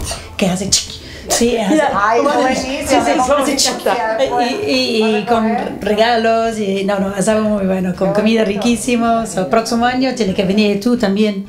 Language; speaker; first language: Spanish; non-native, fluent; English